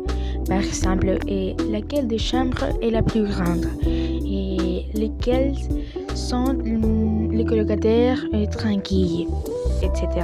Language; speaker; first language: French; non-native, learner; Spanish